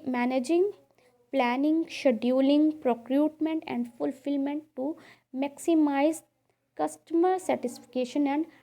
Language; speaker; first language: English; non-native, local second language; Punjabi